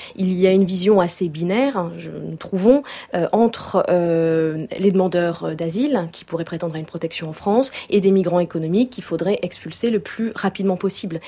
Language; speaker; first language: French; native; French